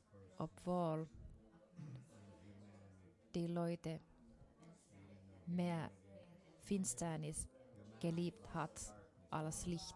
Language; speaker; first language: German; non-native, fluent; Finnish